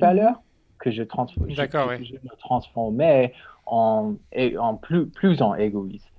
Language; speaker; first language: French; non-native, learner; English